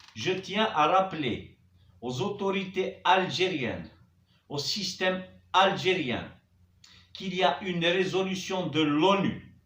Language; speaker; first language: French; non-native, local second language; Arabic